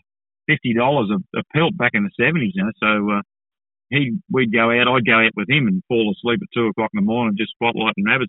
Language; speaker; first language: English; native; English